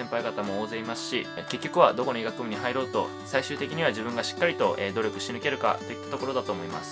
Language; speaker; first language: Japanese; native; Japanese